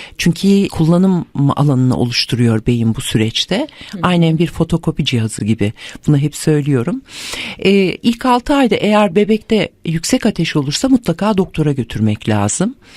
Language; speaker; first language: Turkish; native; Turkish